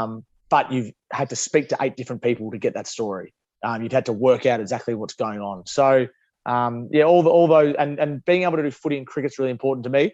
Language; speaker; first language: English; native; English